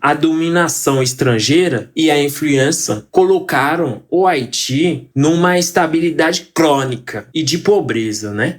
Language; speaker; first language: Portuguese; non-native, fluent; Haitian Creole